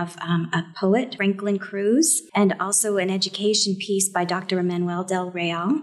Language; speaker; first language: English; native; English